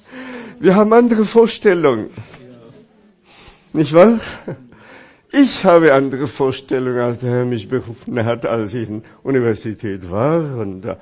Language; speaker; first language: German; non-native, fluent; Chinese